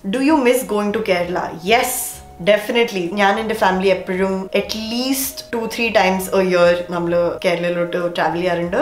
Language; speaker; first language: Malayalam; early bilingual, heritage; Malayalam